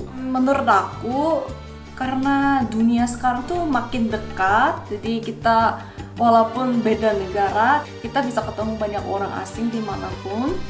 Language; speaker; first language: Indonesian; non-native, fluent; Korean